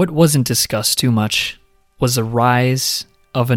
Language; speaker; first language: English; non-native, local second language; Filipino